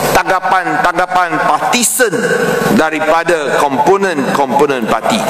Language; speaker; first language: Malay; non-native, local second language; Chinese